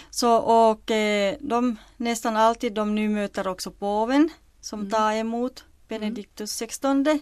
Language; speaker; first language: Swedish; non-native, local second language; Finnish